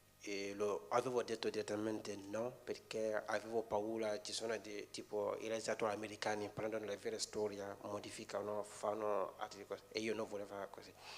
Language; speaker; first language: Italian; non-native, fluent; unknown